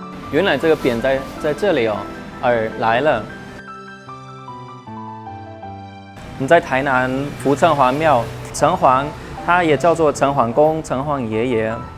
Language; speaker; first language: Chinese; non-native, fluent; German